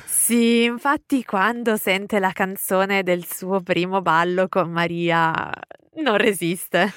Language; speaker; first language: Italian; native; Italian